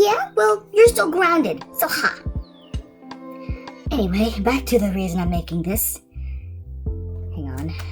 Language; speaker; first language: English; native; English